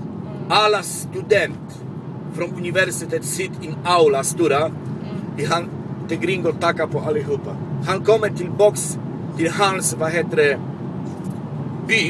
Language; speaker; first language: Swedish; non-native, local second language; Polish